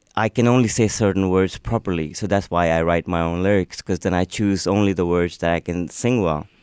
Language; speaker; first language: English; non-native, local second language; Urdu